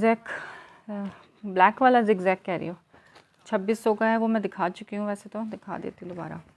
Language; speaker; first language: Urdu; native; Urdu